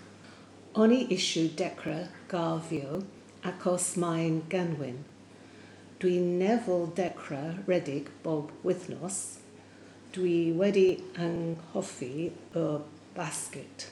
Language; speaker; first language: Welsh; non-native, learner; English